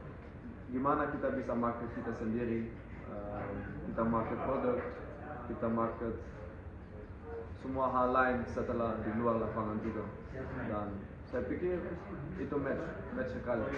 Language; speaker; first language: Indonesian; non-native, fluent; Dutch